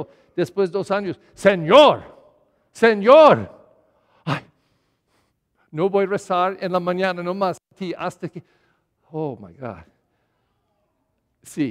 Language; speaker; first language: Spanish; non-native, learner; English